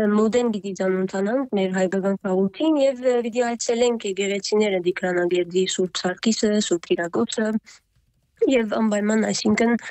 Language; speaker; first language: Armenian; early bilingual, heritage; Armenian